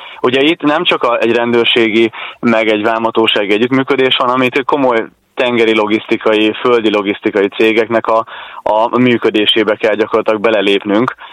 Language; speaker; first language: Hungarian; native; Hungarian